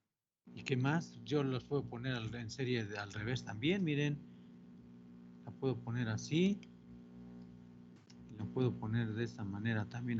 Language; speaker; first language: Spanish; native; Spanish